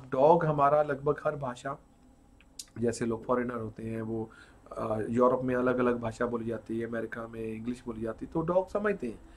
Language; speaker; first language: Hindi; non-native, local second language; Punjabi